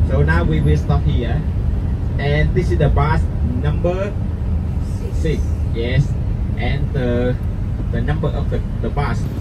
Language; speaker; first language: English; non-native, learner; Vietnamese